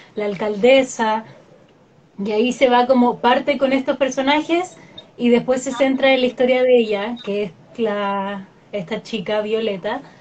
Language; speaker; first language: Spanish; native; Spanish